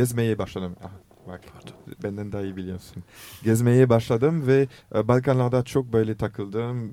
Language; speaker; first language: Turkish; non-native, learner; French